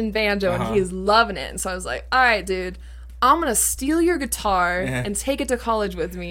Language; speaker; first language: English; native; English